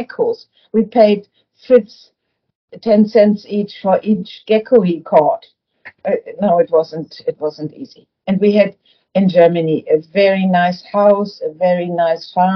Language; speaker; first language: English; non-native, fluent; German